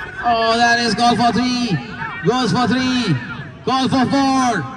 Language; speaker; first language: English; non-native, local second language; Malayalam